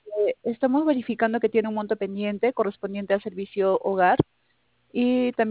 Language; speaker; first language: Spanish; native; Spanish